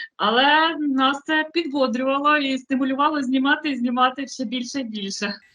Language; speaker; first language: Ukrainian; native; Ukrainian